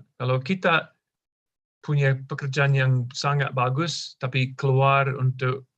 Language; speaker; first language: Indonesian; non-native, fluent; English